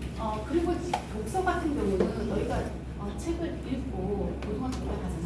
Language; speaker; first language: Korean; native; Korean